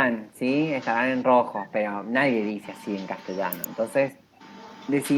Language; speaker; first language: Spanish; native; Spanish